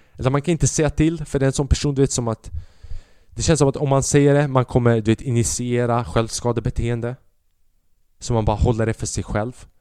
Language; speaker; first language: Swedish; early bilingual, other home language; Albanian